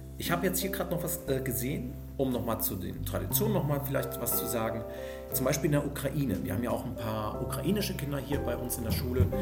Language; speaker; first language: German; native; German